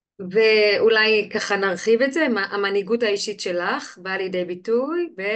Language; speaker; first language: Hebrew; native; Hebrew